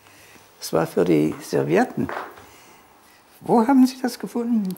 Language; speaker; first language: German; early bilingual, heritage; German